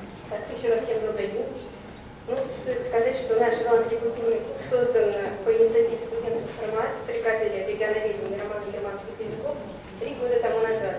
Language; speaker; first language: Russian; native; Russian